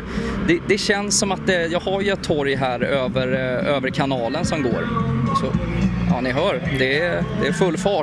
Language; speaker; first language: Swedish; native; Swedish